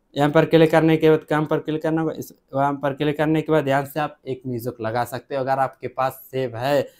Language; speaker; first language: Hindi; native; Hindi